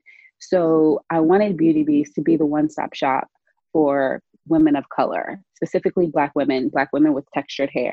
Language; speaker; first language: English; native; English